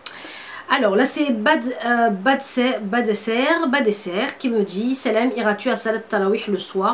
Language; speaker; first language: French; native; French